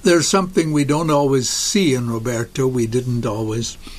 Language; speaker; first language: English; native; English